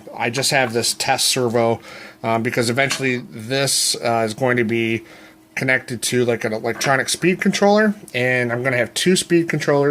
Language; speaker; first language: English; native; English